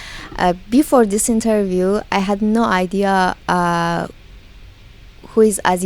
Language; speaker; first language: English; non-native, learner; Persian